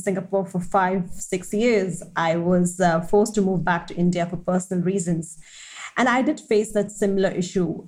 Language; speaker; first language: English; non-native, local second language; Hindi